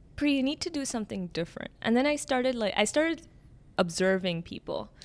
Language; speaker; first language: English; early bilingual, other home language; Arabic